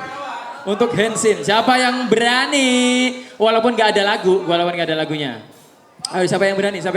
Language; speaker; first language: Indonesian; native; Indonesian